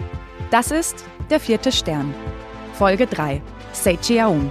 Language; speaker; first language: German; native; German